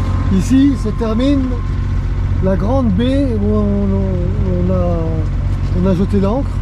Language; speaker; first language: French; native; French